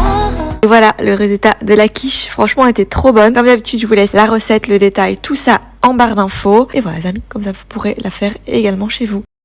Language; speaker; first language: French; native; French